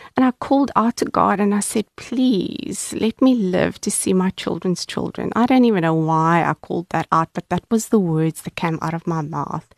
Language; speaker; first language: English; native; English